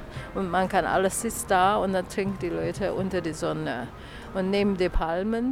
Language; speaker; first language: German; non-native, learner; Chinese